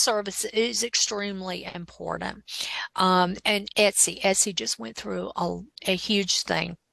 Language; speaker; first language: English; native; English